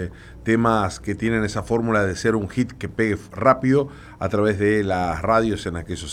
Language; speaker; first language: Spanish; native; Spanish